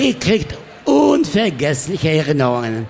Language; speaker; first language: German; non-native, learner; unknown